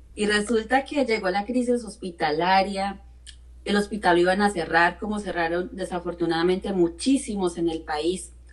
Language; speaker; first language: Spanish; native; Spanish